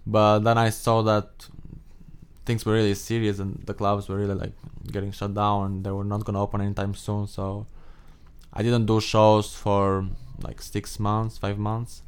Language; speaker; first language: English; non-native, fluent; Albanian